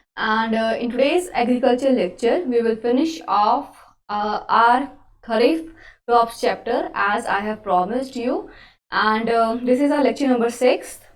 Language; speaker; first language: English; non-native, local second language; Punjabi